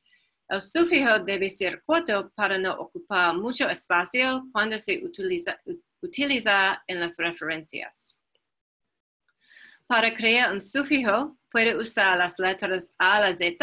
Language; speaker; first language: Spanish; non-native, fluent; English